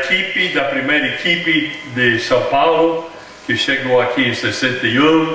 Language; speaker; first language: Portuguese; non-native, fluent; English